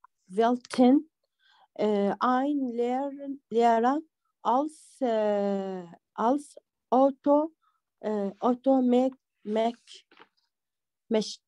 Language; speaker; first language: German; non-native, learner; Arabic